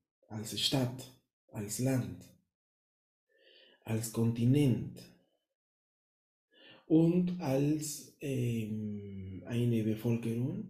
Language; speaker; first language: German; non-native, fluent; Spanish